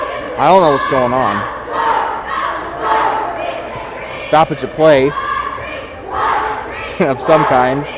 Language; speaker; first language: English; native; English